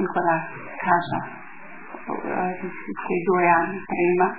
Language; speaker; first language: Italian; early bilingual, heritage; Italian